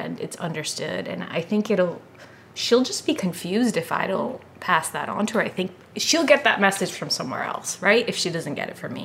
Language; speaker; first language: English; early bilingual, other home language; Punjabi